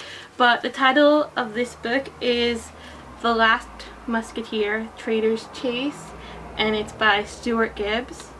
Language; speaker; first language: English; native; English